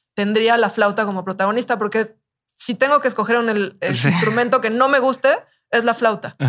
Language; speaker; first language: Spanish; native; Spanish